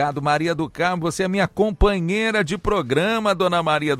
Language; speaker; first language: Portuguese; native; Portuguese